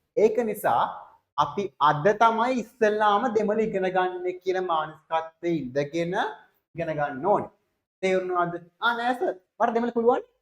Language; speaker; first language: Sinhala; non-native, local second language; Tamil